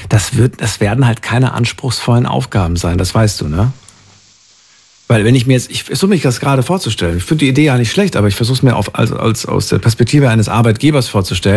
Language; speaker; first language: German; native; German